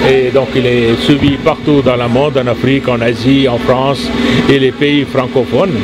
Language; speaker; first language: French; non-native, fluent; Punjabi